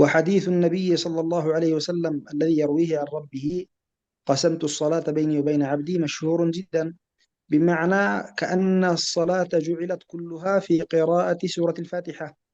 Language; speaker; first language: Arabic; native; Arabic